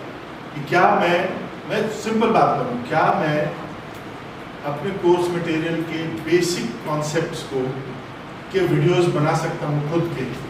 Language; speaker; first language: Hindi; native; Hindi